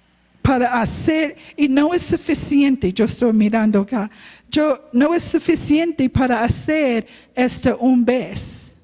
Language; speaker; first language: Spanish; non-native, learner; English